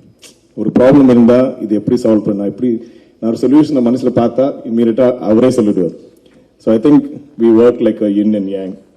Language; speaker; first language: Tamil; non-native, local second language; Malayalam